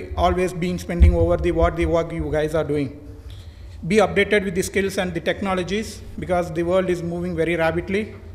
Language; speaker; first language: English; non-native, local second language; Tamil